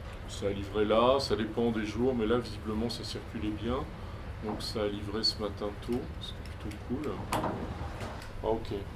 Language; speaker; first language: French; native; French